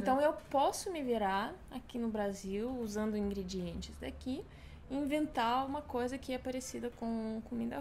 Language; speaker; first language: Portuguese; non-native, fluent; Russian